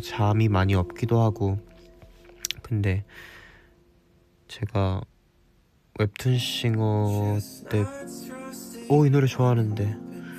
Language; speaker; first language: Korean; early bilingual, heritage; Korean